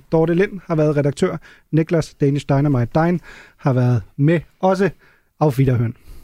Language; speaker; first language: Danish; non-native, local second language; German